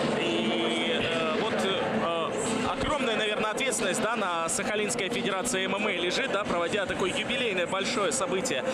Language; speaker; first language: Russian; native; Russian